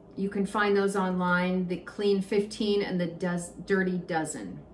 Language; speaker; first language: English; native; English